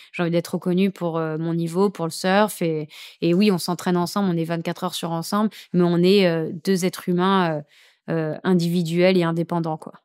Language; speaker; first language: French; native; French